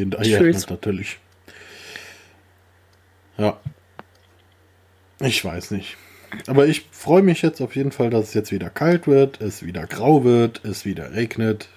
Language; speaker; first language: German; native; German